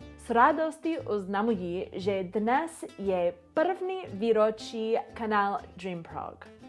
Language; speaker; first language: Czech; non-native, learner; English